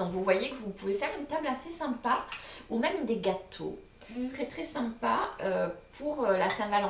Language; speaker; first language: French; native; French